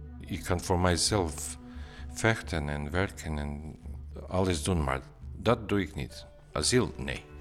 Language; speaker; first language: Dutch; non-native, learner; Bosnian